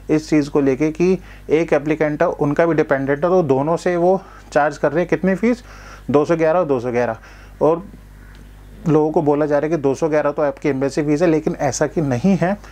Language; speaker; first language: Hindi; non-native, local second language; Gujarati